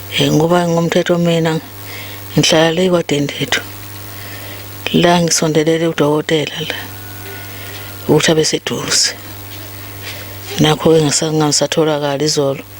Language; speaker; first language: Zulu; native; Zulu